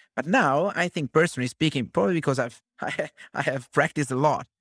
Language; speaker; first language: English; non-native, fluent; Italian